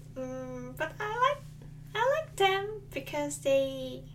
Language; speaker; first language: English; non-native, learner; Korean